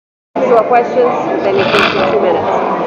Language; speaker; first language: English; native; English